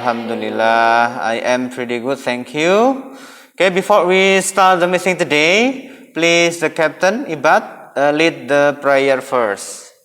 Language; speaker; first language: English; non-native, fluent; Indonesian